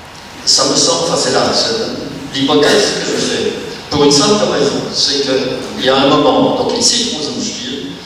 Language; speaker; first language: French; native; French